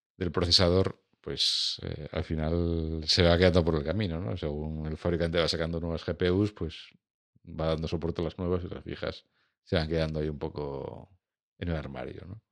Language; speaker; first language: Spanish; native; Spanish